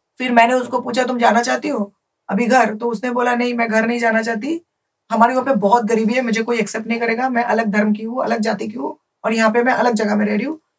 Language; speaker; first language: Hindi; non-native, local second language; Bangla